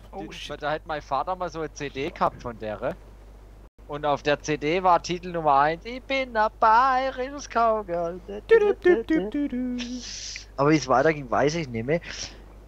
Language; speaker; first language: German; native; German